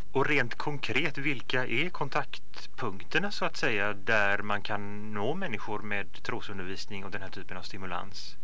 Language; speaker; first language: Swedish; native; Swedish